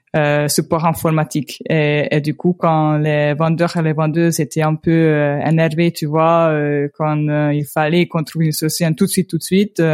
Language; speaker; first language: French; non-native, fluent; Hungarian